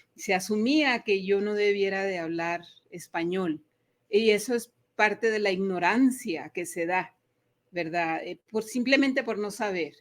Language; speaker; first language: Spanish; early bilingual, other home language; English